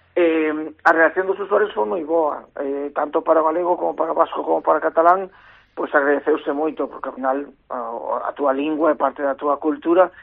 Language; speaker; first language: Galician; native; Galician